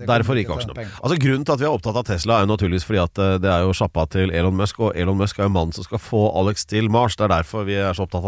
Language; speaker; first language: Norwegian; native; Norwegian